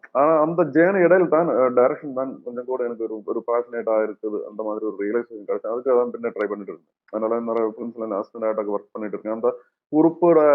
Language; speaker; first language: Tamil; non-native, learner; Malayalam